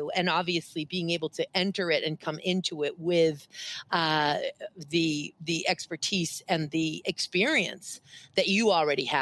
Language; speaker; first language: English; native; English